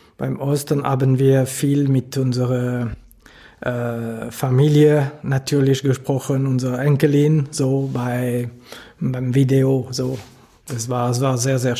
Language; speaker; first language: German; non-native, local second language; French